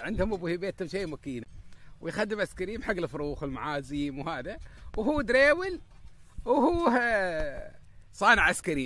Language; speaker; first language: Arabic; native; Arabic